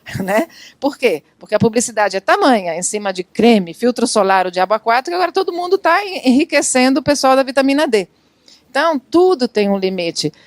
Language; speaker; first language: Portuguese; non-native, fluent; Italian